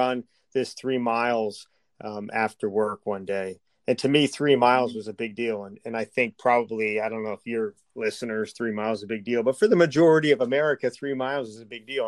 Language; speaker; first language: English; native; English